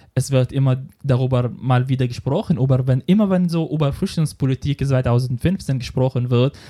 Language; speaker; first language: German; non-native, fluent; Arabic